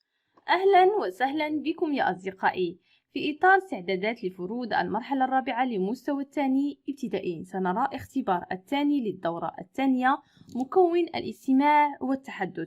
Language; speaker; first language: Arabic; native; Arabic